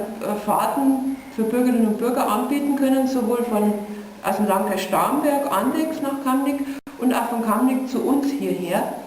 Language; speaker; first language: German; native; German